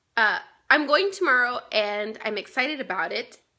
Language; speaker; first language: English; native; English